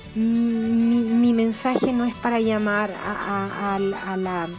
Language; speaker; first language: Spanish; native; Spanish